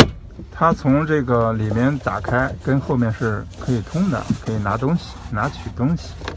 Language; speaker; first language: Chinese; native; Chinese